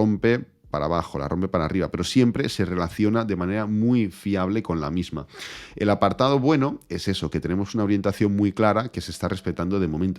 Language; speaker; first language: Spanish; native; Spanish